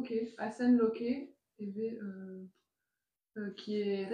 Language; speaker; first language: Spanish; non-native, learner; French